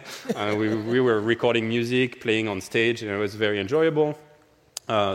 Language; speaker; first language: English; non-native, fluent; French